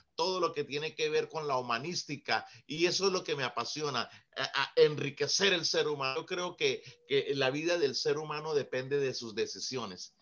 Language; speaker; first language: Spanish; native; Spanish